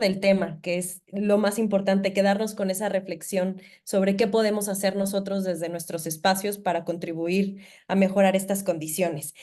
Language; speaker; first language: Spanish; native; Spanish